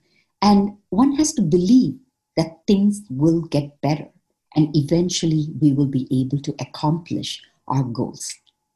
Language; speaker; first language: English; non-native, local second language; Malayalam